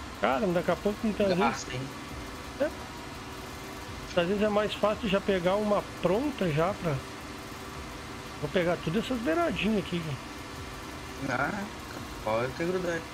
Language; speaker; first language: Portuguese; native; Portuguese